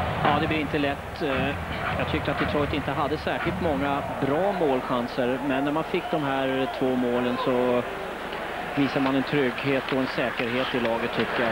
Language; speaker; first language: Swedish; native; Swedish